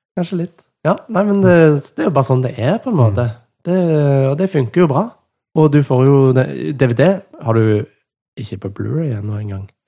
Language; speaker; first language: Norwegian; native; Norwegian